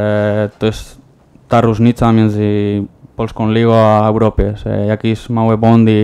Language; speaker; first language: Polish; non-native, learner; Spanish